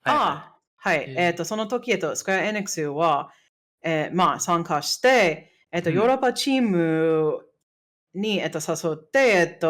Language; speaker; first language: Japanese; non-native, fluent; English